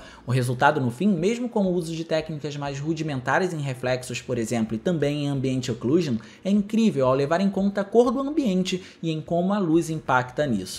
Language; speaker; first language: Portuguese; native; Portuguese